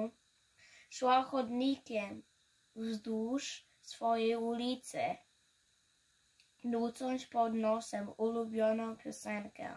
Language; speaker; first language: Polish; early bilingual, heritage; Polish